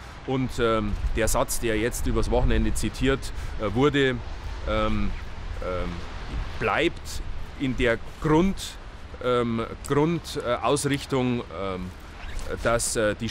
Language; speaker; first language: German; native; German